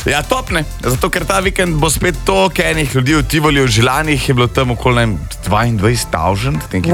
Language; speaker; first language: Slovenian; native; Slovenian